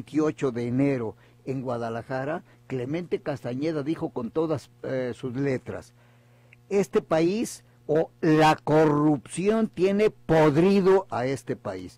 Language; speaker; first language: Spanish; native; Spanish